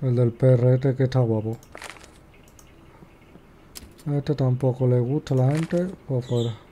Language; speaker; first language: Spanish; native; Spanish